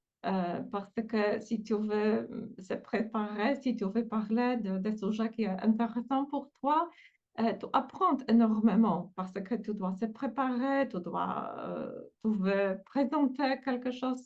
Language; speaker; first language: French; non-native, fluent; Polish